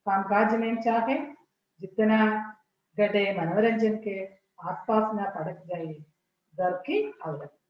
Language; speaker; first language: Hindi; non-native, local second language; Malayalam